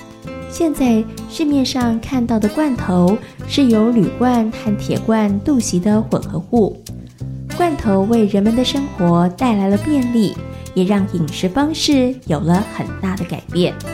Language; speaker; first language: Chinese; native; Chinese